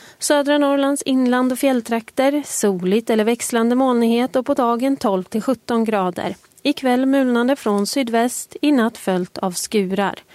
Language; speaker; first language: Swedish; native; Swedish